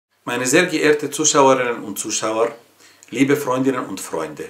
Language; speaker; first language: German; non-native, fluent; Arabic